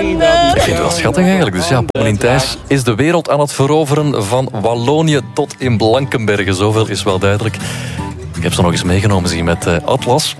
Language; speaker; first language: Dutch; native; Dutch